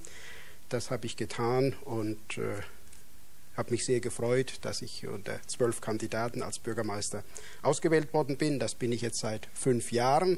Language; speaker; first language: German; native; German